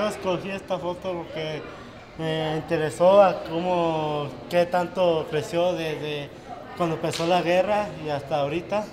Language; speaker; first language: Spanish; early bilingual, other home language; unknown